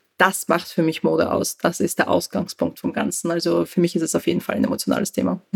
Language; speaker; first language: German; early bilingual, other home language; Russian